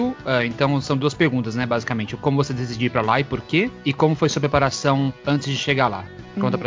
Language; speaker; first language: Portuguese; native; Portuguese